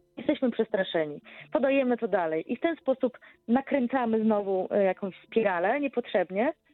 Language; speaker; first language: Polish; native; Polish